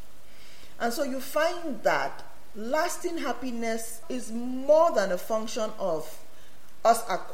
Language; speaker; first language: English; non-native, local second language; Yoruba